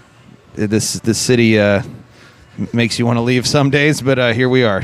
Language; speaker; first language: English; early bilingual, other home language; Russian